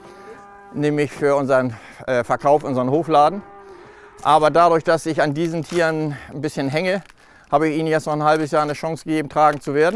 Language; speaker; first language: German; native; German